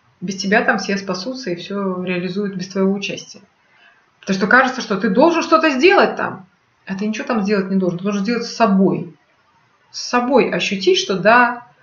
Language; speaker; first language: Russian; native; Russian